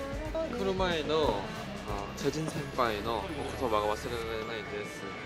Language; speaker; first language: Japanese; non-native, learner; Korean